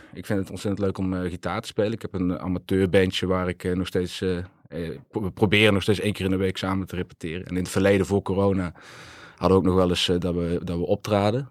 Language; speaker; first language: Dutch; native; Dutch